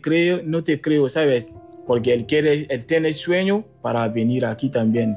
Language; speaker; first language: Spanish; non-native, learner; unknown